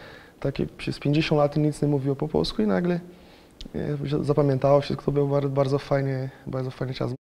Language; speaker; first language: Polish; non-native, fluent; Portuguese